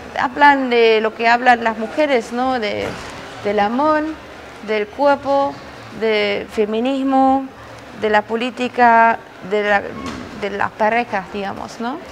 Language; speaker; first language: Spanish; non-native, fluent; German